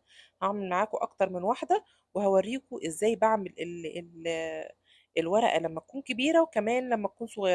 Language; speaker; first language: Arabic; native; Arabic